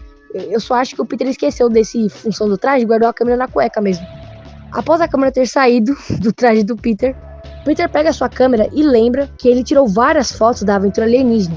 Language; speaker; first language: Portuguese; native; Portuguese